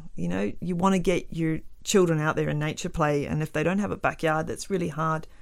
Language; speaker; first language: English; native; English